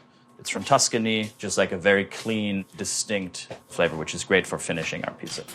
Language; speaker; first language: English; native; English